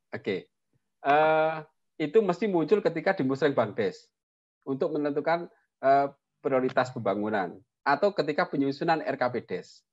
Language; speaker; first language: Indonesian; non-native, local second language; Javanese